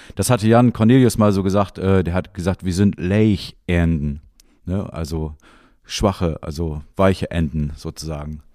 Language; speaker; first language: German; native; German